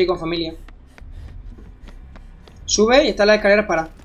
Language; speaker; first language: Spanish; native; Spanish